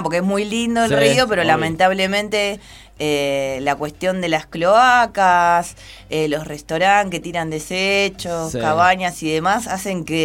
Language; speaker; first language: Spanish; native; Spanish